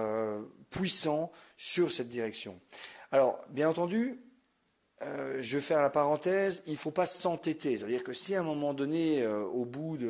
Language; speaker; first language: French; native; French